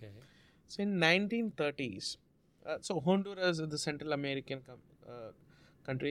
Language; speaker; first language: English; non-native, local second language; Malayalam